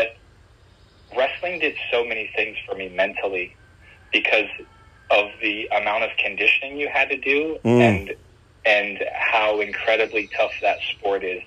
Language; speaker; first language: English; native; English